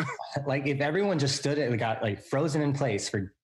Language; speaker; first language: English; native; English